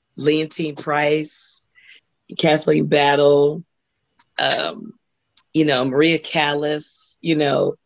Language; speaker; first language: English; native; English